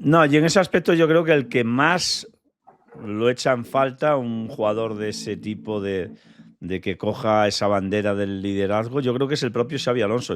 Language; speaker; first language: Spanish; native; Spanish